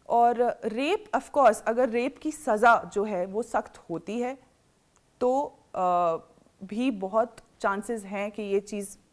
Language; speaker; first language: Hindi; native; Hindi